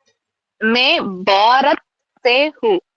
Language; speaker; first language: Hindi; non-native, learner; Tamil